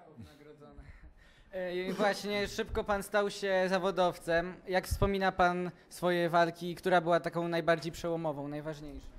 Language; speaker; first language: Polish; native; Polish